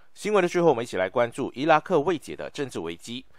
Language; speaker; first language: Chinese; native; Chinese